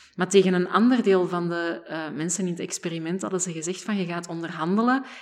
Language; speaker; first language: Dutch; native; Dutch